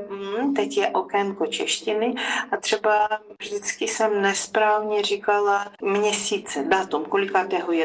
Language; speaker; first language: Czech; non-native, fluent; Ukrainian